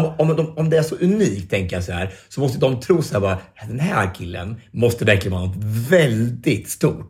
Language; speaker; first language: Swedish; native; Swedish